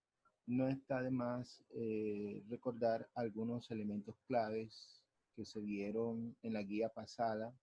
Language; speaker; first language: Spanish; native; Spanish